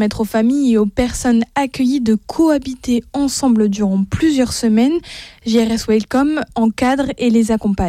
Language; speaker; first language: French; native; French